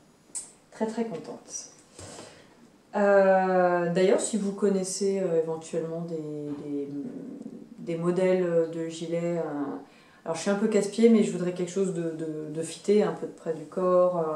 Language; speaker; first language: French; native; French